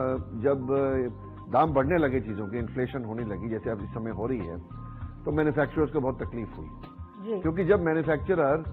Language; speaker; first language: Hindi; native; Hindi